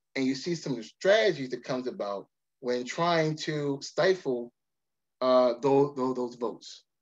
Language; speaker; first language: English; native; English